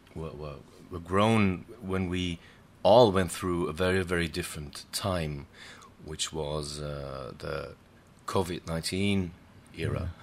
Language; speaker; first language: English; non-native, fluent; German